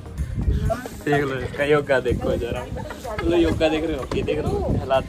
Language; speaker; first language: Hindi; native; Hindi